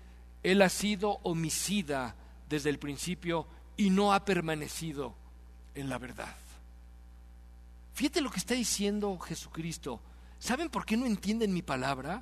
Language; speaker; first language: Spanish; native; Spanish